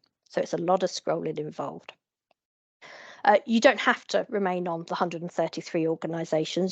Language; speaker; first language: English; native; English